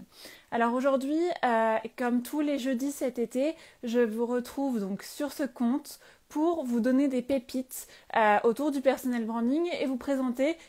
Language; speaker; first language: French; native; French